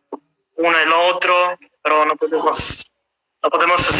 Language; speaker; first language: Spanish; non-native, fluent; Italian